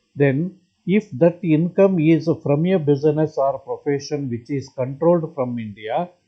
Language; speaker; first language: English; non-native, local second language; Kannada